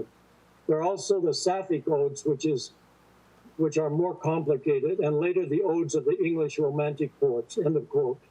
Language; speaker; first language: English; native; English